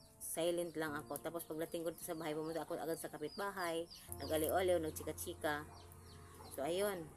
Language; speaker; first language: Filipino; non-native, local second language; Cebuano